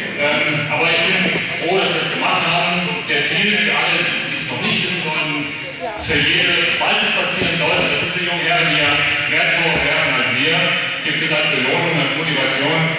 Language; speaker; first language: German; native; German